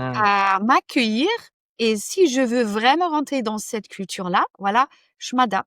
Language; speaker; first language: French; non-native, fluent; German